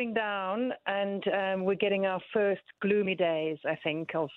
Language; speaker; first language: English; native; English